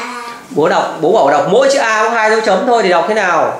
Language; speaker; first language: Vietnamese; native; Vietnamese